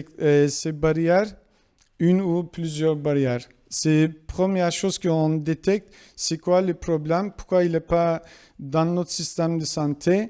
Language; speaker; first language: French; non-native, fluent; Kurdish